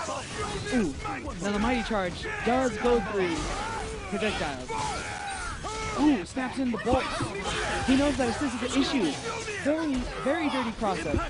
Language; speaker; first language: English; native; English